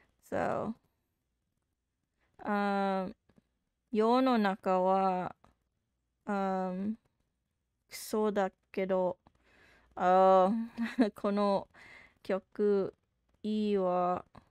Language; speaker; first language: Japanese; non-native, learner; English